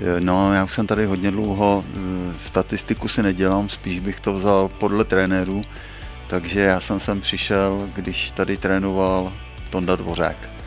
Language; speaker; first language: Czech; native; Czech